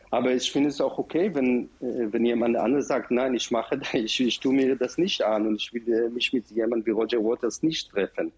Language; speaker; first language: German; non-native, fluent; Hebrew